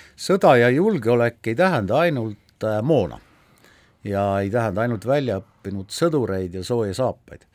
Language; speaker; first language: Estonian; native; Estonian